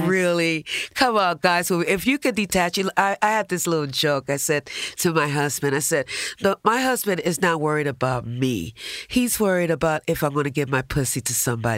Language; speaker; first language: English; early bilingual, other home language; Spanish